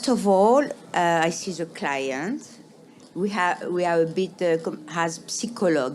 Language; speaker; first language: English; non-native, fluent; French